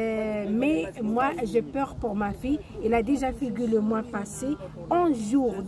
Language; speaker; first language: French; non-native, learner; Arabic